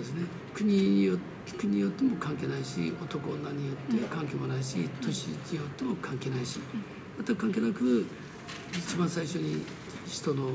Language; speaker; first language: Japanese; early bilingual, other home language; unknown